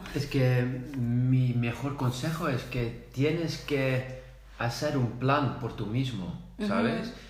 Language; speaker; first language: Spanish; non-native, fluent; Dutch